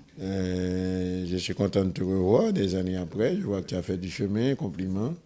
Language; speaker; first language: French; non-native, local second language; Haitian Creole